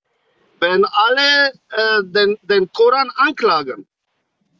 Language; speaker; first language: German; non-native, learner; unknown